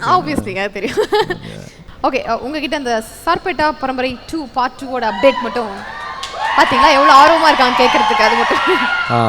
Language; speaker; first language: Tamil; native; Tamil